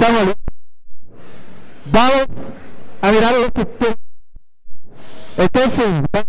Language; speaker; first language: Spanish; non-native, learner; Portuguese